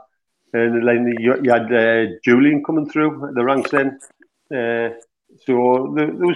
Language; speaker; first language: English; native; English